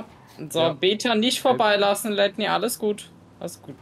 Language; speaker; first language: German; native; German